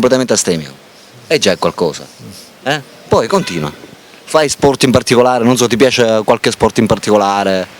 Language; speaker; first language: Italian; native; Italian